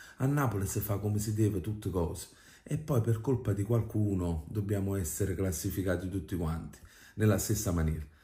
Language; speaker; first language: Italian; native; Italian